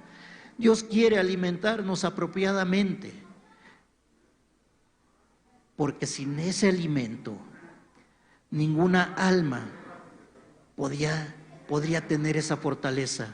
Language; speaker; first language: Spanish; native; Spanish